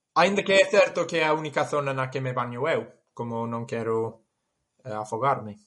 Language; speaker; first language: Galician; non-native, fluent; English